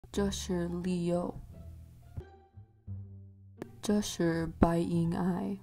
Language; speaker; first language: Chinese; non-native, learner; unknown